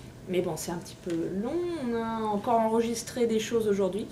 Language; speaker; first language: French; native; French